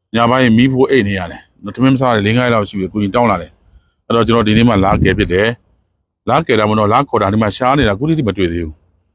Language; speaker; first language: Burmese; native; Burmese